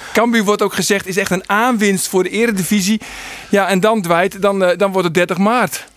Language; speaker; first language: Dutch; non-native, local second language; Western Frisian